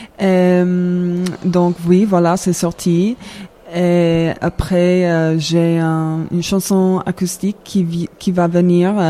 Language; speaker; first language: French; non-native, fluent; English